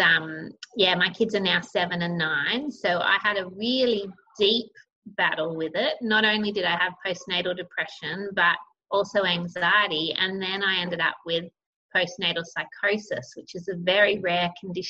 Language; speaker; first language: English; native; English